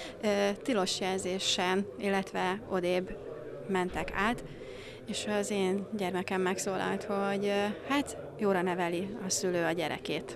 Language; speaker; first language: Hungarian; native; Hungarian